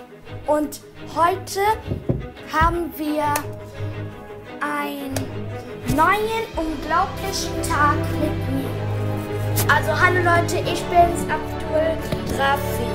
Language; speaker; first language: German; early bilingual, other home language; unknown